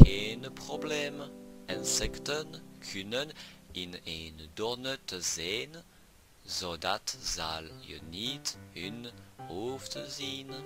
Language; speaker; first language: Dutch; non-native, learner; French